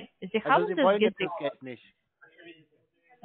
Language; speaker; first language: German; non-native, learner; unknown